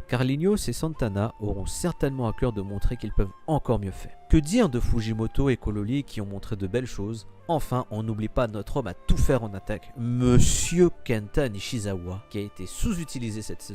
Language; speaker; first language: French; native; French